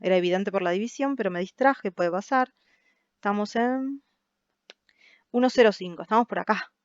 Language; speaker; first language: Spanish; native; Spanish